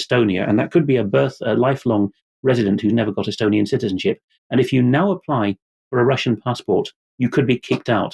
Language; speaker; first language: English; non-native, fluent; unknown